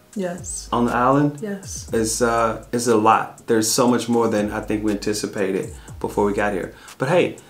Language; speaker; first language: English; native; English